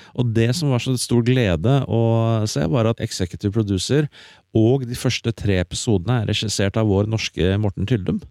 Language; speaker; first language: Norwegian; native; Norwegian